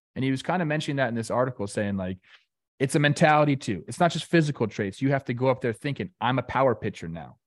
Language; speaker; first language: English; native; English